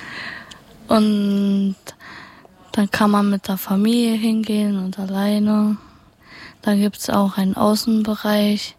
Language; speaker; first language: German; native; German